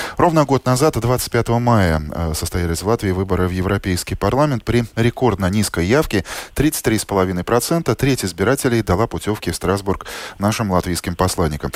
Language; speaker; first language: Russian; native; Russian